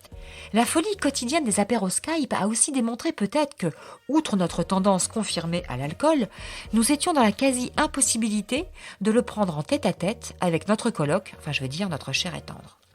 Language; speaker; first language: French; native; French